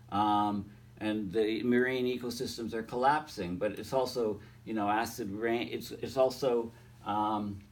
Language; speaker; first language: English; native; English